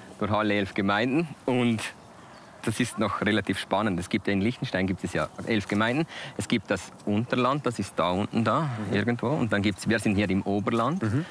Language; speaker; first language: German; native; German